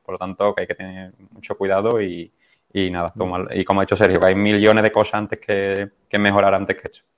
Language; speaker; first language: Spanish; native; Spanish